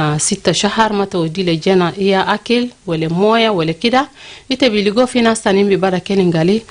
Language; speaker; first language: Arabic; non-native, local second language; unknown